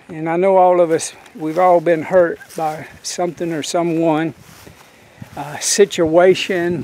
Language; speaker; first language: English; native; English